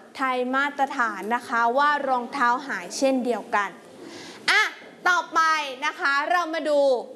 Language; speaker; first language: Thai; native; Thai